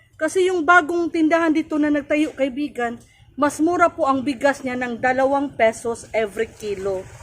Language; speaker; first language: Filipino; native; Filipino